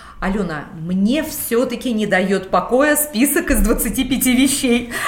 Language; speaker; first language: Russian; native; Russian